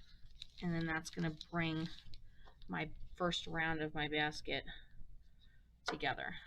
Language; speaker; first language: English; native; English